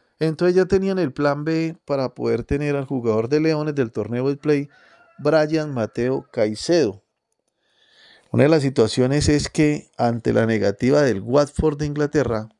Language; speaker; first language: Spanish; native; Spanish